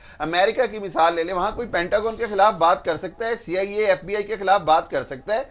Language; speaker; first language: Urdu; non-native, local second language; Punjabi